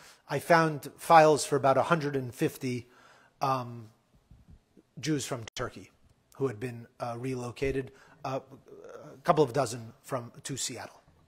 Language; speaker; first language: English; native; English